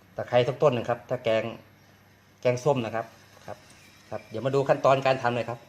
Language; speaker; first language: Thai; native; Thai